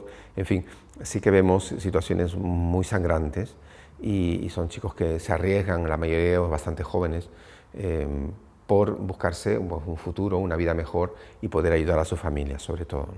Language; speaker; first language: Spanish; native; Spanish